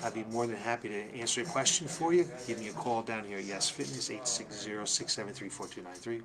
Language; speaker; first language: English; native; English